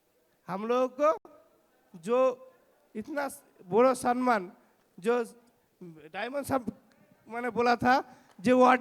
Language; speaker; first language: Hindi; non-native, local second language; Bangla